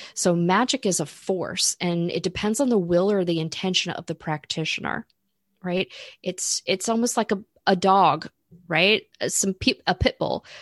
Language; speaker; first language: English; native; English